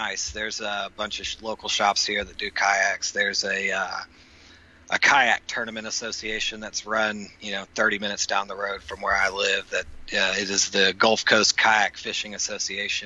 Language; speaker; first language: English; native; English